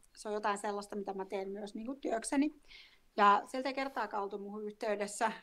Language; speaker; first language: Finnish; native; Finnish